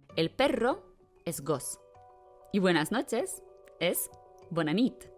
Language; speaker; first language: Spanish; non-native, fluent; Polish